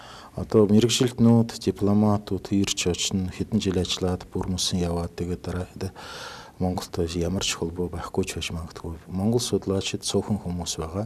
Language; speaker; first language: Mongolian; non-native, fluent; Russian